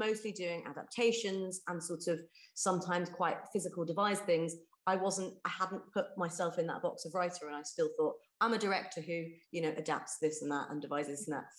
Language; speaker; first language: English; native; English